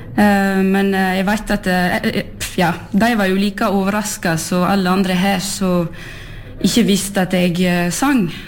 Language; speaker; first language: Norwegian; non-native, fluent; French